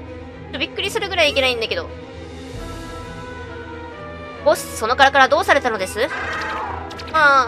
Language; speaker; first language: Japanese; native; Japanese